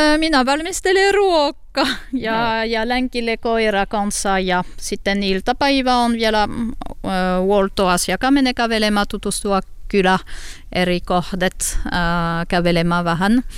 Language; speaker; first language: Finnish; non-native, learner; French